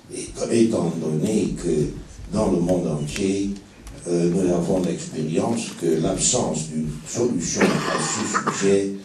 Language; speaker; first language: French; non-native, fluent; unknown